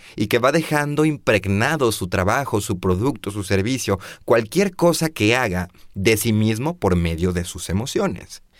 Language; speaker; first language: Spanish; native; Spanish